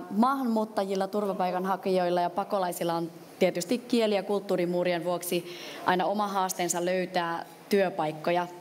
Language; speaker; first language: Finnish; early bilingual, other home language; Vietnamese